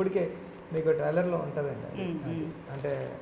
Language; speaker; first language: Telugu; native; Telugu